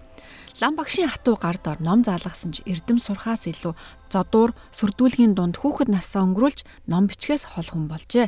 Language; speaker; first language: Mongolian; native; Mongolian